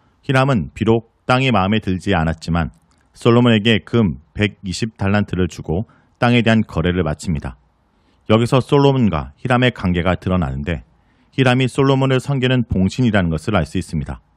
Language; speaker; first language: Korean; native; Korean